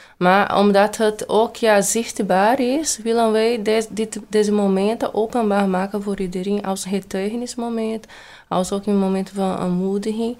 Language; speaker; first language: Dutch; non-native, fluent; Portuguese